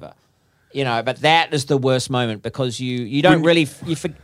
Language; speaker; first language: English; native; English